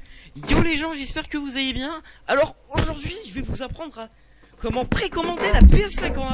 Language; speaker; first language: French; native; French